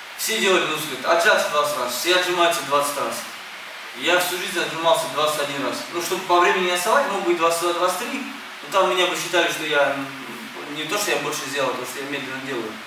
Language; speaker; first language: Russian; early bilingual, other home language; Armenian